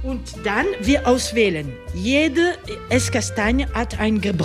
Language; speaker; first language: German; non-native, learner; French